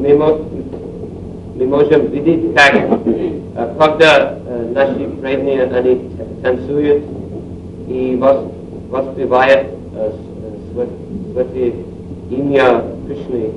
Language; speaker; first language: Russian; non-native, learner; English